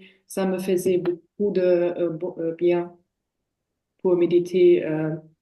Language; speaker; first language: French; non-native, fluent; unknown